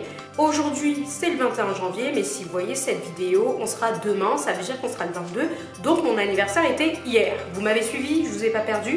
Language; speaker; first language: French; native; French